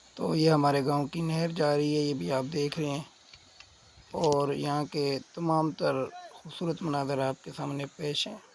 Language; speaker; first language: Urdu; non-native, local second language; Northern Hindko